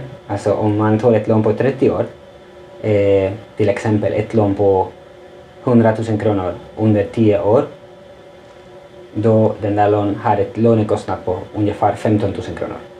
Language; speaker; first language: Swedish; non-native, fluent; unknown